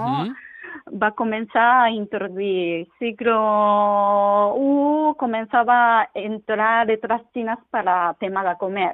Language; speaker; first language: Catalan; non-native, learner; Japanese